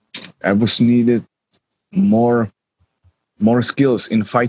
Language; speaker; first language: English; non-native, learner; Czech